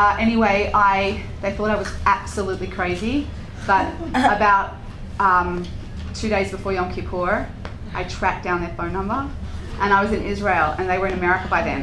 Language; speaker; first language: English; native; English